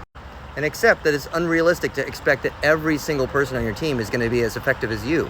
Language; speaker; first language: English; native; English